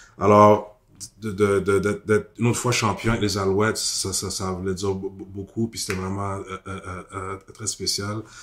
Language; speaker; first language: French; native; French